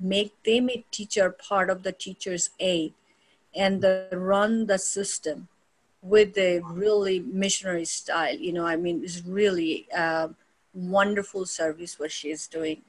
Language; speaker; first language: English; non-native, local second language; Bangla